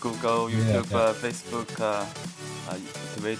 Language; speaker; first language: English; non-native, learner; Chinese